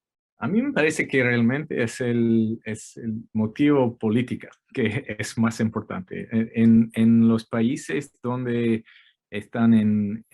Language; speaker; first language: Spanish; non-native, fluent; English